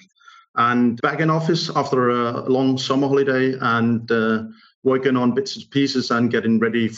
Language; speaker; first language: English; non-native, fluent; Danish